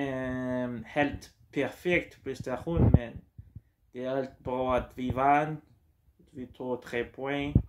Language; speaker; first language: Swedish; non-native, learner; Portuguese